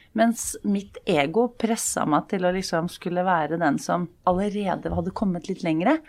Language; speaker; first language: Norwegian; native; Norwegian